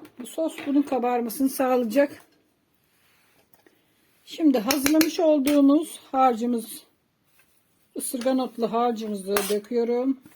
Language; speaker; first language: Turkish; native; Turkish